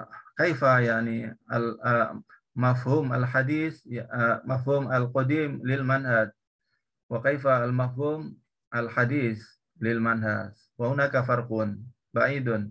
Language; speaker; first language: Arabic; non-native, learner; Indonesian